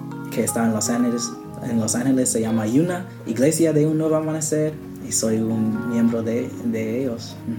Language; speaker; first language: Spanish; non-native, learner; English